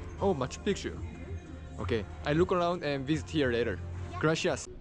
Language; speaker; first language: English; non-native, learner; Korean